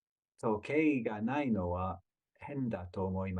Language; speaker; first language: Japanese; non-native, learner; English